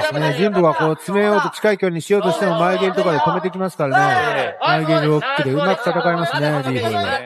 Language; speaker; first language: Japanese; native; Japanese